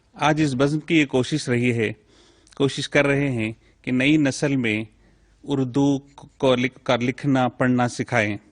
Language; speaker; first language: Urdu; native; Urdu